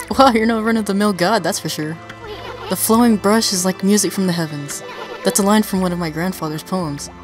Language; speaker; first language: English; native; English